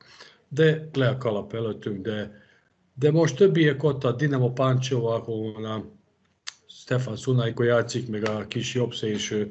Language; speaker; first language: Hungarian; non-native, fluent; Serbian